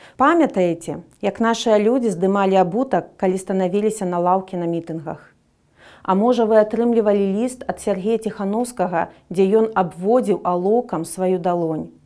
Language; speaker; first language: Belarusian; non-native, local second language; Russian